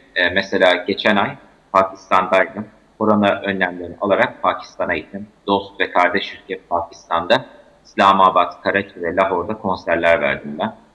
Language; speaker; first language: Turkish; native; Turkish